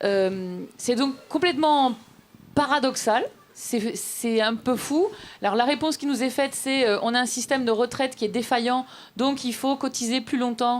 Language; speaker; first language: French; native; French